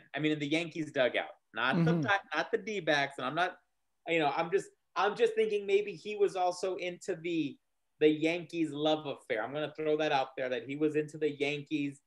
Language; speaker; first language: English; native; English